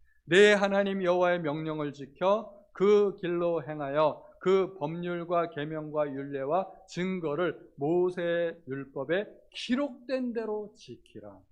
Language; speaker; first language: Korean; native; Korean